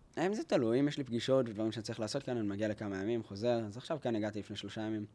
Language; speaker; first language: Hebrew; native; Hebrew